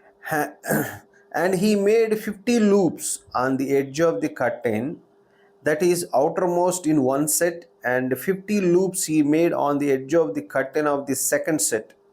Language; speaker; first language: English; non-native, local second language; Telugu